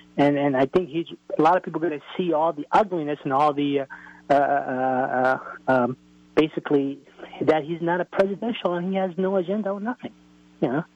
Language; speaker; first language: English; non-native, fluent; Somali